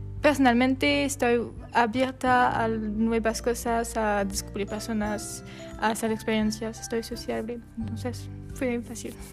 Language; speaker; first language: Spanish; non-native, learner; French